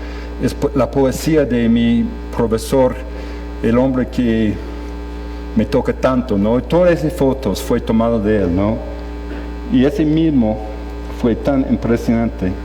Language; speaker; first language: Spanish; non-native, fluent; English